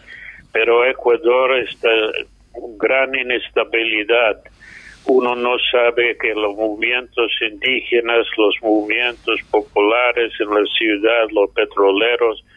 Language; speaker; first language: Spanish; non-native, fluent; English